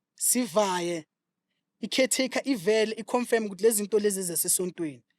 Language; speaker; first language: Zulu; non-native, local second language; Southern Sotho